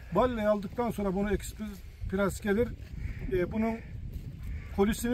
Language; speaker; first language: Turkish; native; Turkish